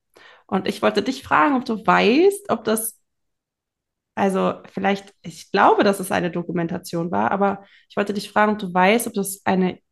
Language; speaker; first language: German; native; German